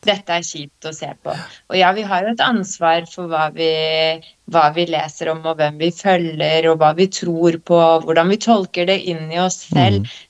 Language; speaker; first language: Norwegian; early bilingual, other home language; Polish